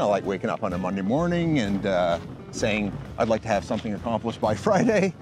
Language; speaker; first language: English; native; English